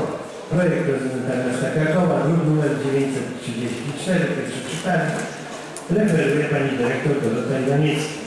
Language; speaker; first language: Polish; native; Polish